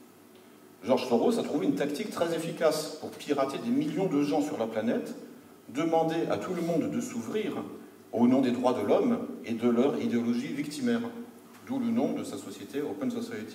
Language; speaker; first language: French; native; French